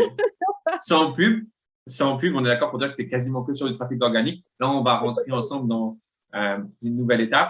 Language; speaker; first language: French; native; French